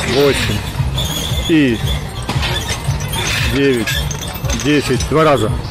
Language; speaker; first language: Russian; native; Russian